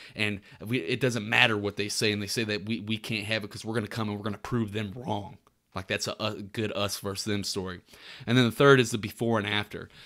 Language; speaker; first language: English; native; English